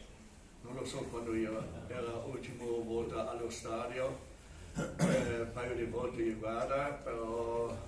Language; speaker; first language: Italian; non-native, fluent; German